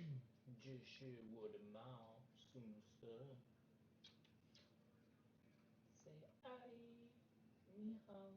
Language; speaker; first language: Chinese; non-native, learner; English